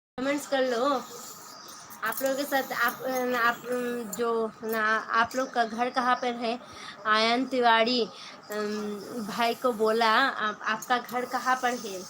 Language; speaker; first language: Hindi; non-native, local second language; Bangla